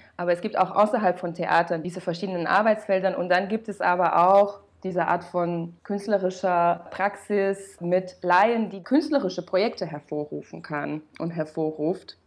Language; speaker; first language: German; non-native, fluent; Romanian